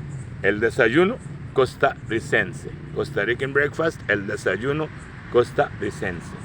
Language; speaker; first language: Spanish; non-native, fluent; Urdu